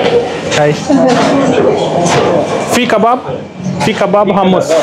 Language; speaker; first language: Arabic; non-native, learner; Telugu